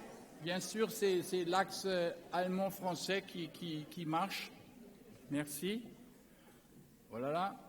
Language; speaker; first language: French; non-native, learner; German